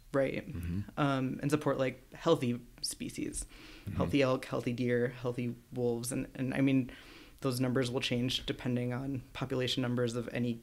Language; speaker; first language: English; native; English